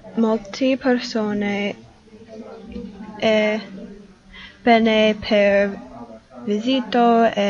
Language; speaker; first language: Italian; non-native, learner; English